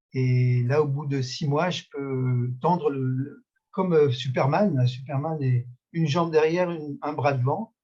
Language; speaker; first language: French; native; French